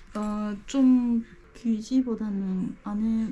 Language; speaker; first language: Korean; early bilingual, heritage; Korean